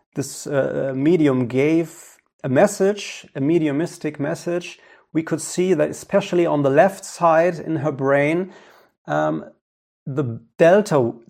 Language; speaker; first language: English; non-native, fluent; German